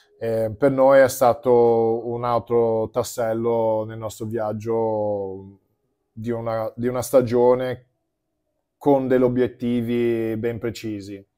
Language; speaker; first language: Italian; non-native, fluent; Portuguese